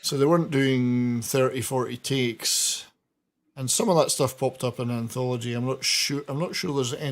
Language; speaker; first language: English; native; English